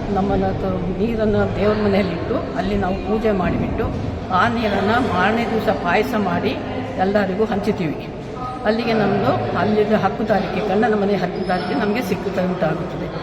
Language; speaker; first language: Kannada; non-native, local second language; Kodava